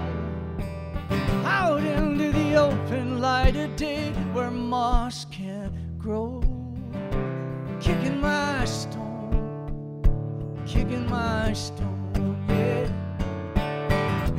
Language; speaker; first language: English; native; English